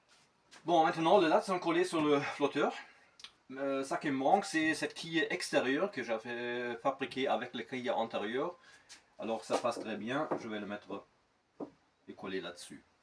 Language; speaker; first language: French; non-native, fluent; German